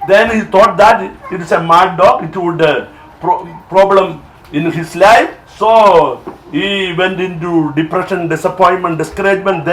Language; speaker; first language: English; non-native, local second language; Malayalam